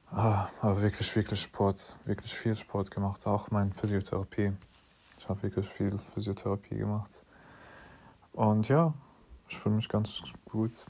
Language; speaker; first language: German; non-native, fluent; English